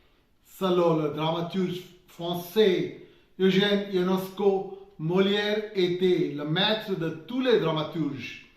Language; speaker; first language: French; non-native, fluent; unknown